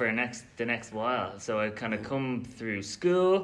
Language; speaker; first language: English; native; English